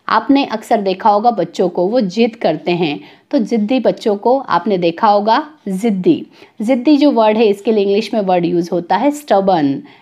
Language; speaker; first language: Hindi; native; Hindi